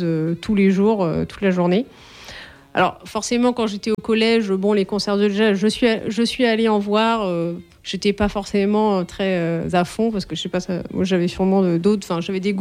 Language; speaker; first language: French; native; French